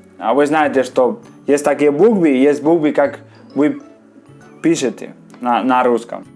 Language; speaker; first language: Russian; non-native, learner; Spanish